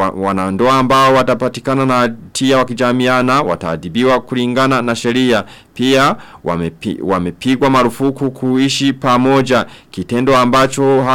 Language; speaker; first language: Swahili; non-native, local second language; Rundi